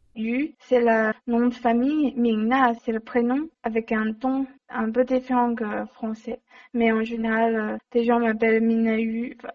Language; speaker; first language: French; non-native, learner; Chinese